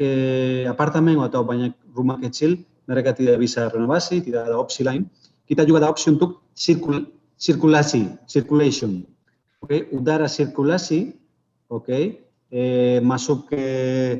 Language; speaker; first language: Indonesian; non-native, fluent; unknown